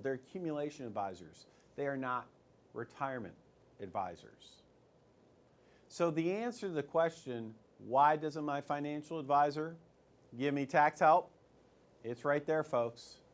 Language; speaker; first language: English; native; English